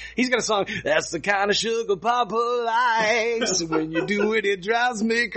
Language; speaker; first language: English; native; English